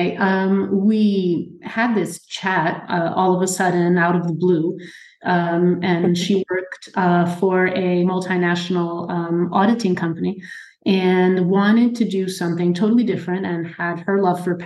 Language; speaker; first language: English; native; English